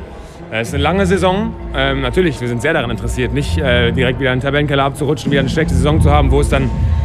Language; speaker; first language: German; native; German